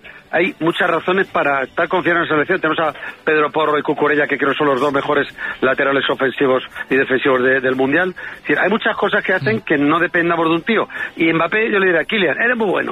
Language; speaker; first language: Spanish; native; Spanish